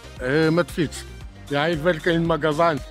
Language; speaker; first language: Dutch; non-native, learner; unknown